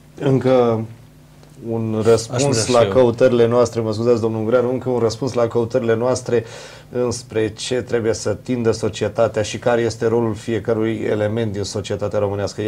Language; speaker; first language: Romanian; native; Romanian